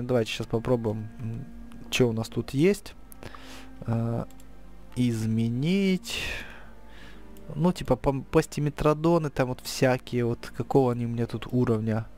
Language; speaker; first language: Russian; native; Russian